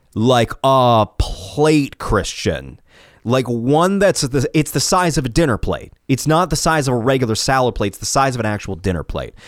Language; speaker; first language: English; early bilingual, other home language; Italian